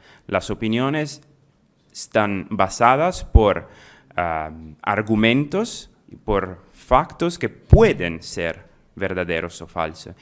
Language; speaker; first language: Spanish; non-native, fluent; Italian